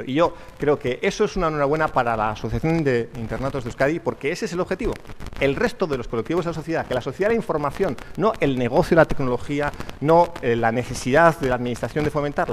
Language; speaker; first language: Spanish; native; Spanish